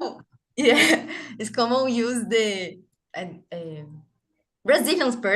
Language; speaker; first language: English; non-native, learner; Portuguese